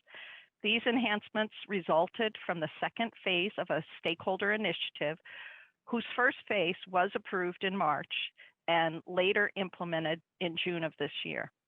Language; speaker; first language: English; native; English